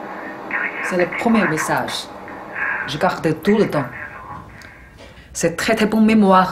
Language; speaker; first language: French; non-native, learner; Chinese